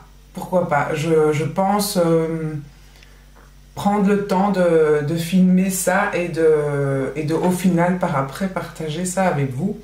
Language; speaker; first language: French; native; French